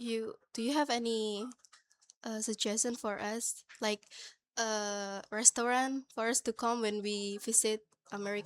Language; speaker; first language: English; non-native, learner; Indonesian